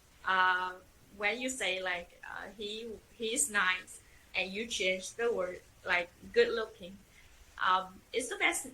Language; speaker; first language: English; non-native, fluent; Vietnamese